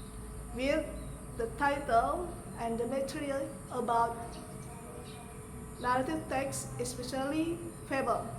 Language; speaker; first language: English; non-native, fluent; Indonesian